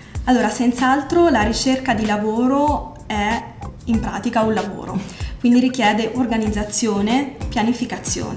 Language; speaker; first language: Italian; native; Italian